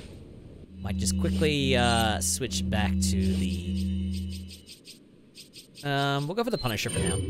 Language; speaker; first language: English; native; English